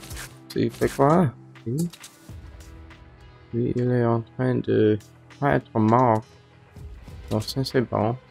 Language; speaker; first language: French; non-native, local second language; English